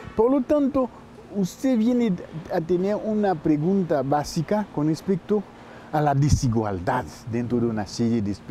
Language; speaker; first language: Spanish; non-native, fluent; Haitian Creole